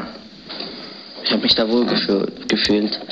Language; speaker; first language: German; early bilingual, other home language; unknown